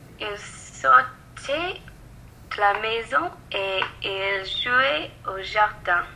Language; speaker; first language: French; non-native, learner; English